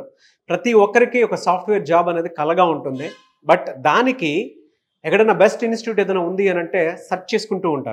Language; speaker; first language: Telugu; native; Telugu